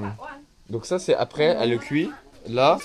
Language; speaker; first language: French; native; French